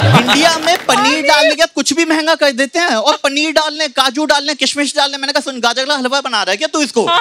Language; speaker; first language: Hindi; native; Hindi